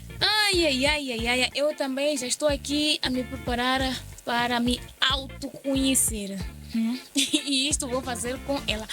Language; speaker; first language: Portuguese; native; Portuguese